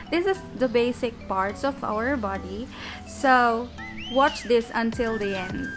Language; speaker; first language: English; non-native, local second language; Filipino